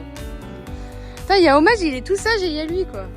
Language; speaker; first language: French; native; French